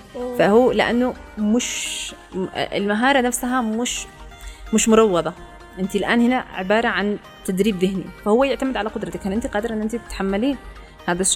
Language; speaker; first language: Arabic; native; Arabic